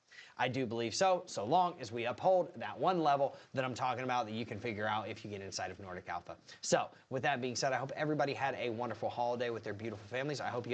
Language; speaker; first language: English; native; English